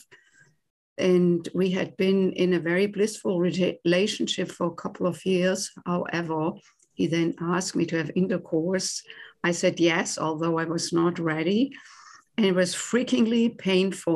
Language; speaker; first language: English; non-native, fluent; German